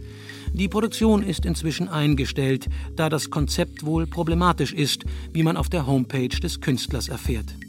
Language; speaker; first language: German; native; German